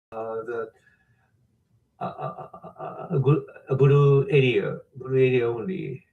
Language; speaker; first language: English; non-native, learner; Japanese